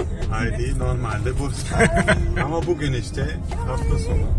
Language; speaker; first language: Turkish; early bilingual, heritage; Turkish